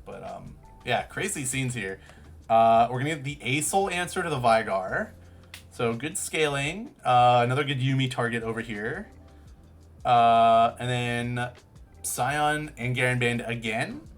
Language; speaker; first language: English; native; English